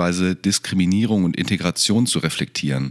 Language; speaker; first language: German; native; German